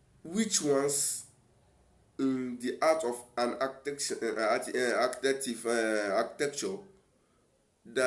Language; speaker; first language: English; non-native, local second language; Yoruba